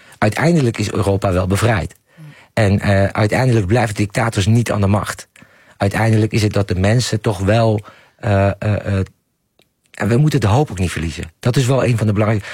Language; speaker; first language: Dutch; non-native, fluent; Persian